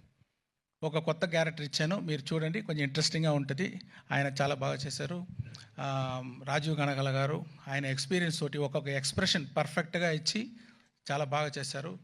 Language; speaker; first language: Telugu; non-native, fluent; Tamil